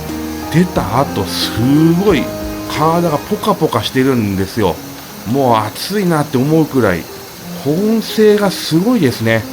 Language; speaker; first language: Japanese; native; Japanese